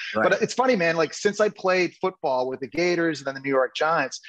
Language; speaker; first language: English; native; English